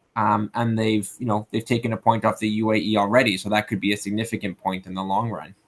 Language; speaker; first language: English; native; English